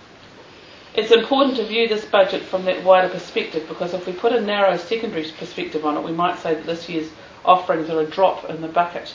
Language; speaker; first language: English; native; English